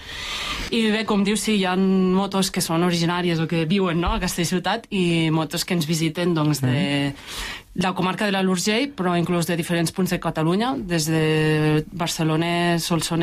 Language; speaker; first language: Catalan; native; Catalan